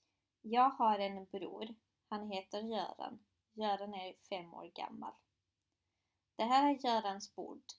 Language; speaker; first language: Swedish; non-native, fluent; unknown